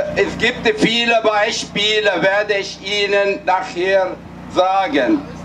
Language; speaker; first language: German; non-native, fluent; Arabic